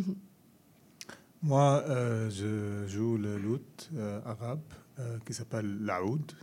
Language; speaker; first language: French; non-native, learner; Arabic